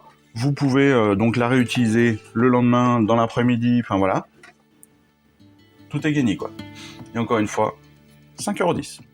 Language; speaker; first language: French; native; French